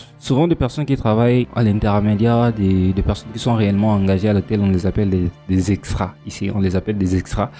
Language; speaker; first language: French; non-native, local second language; Lingala